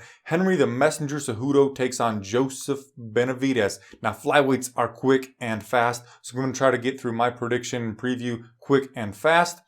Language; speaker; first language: English; native; English